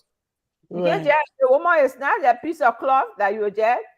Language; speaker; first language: English; non-native, learner; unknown